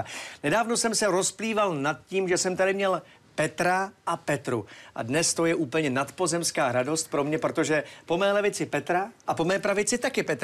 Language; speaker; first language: Czech; native; Czech